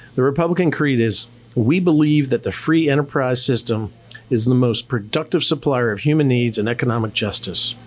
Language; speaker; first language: English; native; English